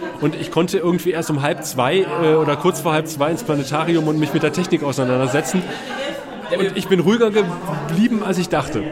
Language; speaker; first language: German; native; German